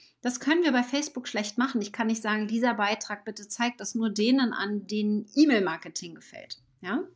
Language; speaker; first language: German; native; German